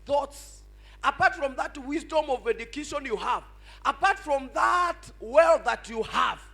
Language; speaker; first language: English; non-native, local second language; Swahili